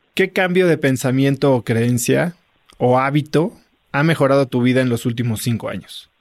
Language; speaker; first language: Spanish; native; Spanish